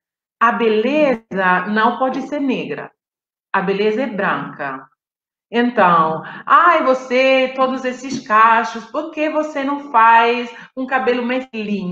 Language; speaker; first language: Portuguese; non-native, fluent; Italian